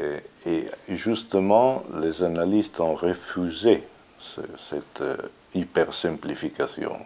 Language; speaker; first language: French; non-native, fluent; Italian